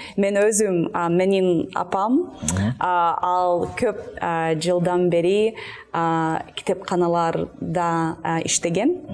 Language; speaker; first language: Kyrgyz; non-native, learner; English